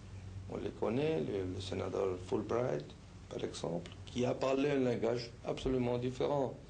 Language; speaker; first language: French; non-native, fluent; Spanish